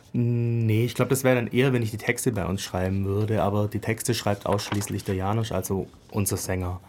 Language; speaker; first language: German; native; German